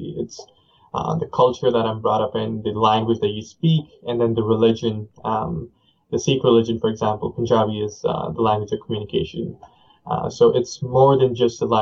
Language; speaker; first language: English; non-native, local second language; Punjabi